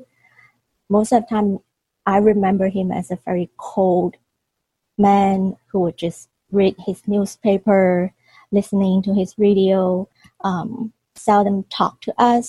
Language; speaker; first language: English; non-native, local second language; Cantonese